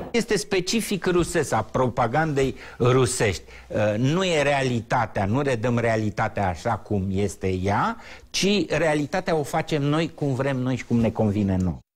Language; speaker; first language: Romanian; native; Romanian